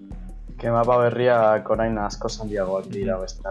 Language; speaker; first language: Basque; non-native, local second language; Spanish